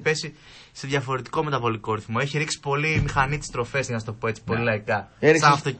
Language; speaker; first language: Greek; native; Greek